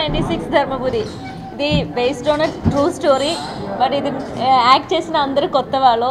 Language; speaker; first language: Telugu; non-native, learner; Malayalam